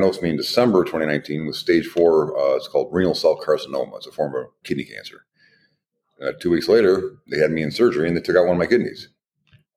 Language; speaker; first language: English; native; English